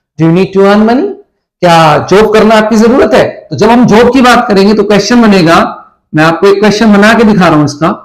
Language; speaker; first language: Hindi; native; Hindi